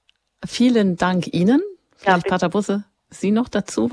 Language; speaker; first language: German; native; German